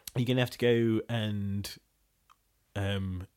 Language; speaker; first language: English; early bilingual, other home language; Bangla